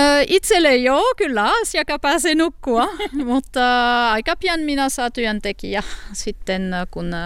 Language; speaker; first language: Finnish; non-native, learner; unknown